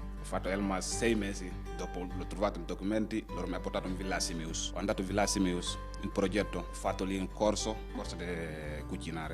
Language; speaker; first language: Italian; non-native, learner; Wolof